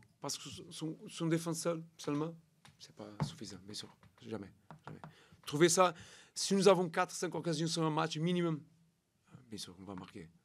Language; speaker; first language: French; non-native, learner; Portuguese